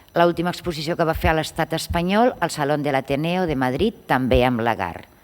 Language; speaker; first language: Catalan; non-native, local second language; Spanish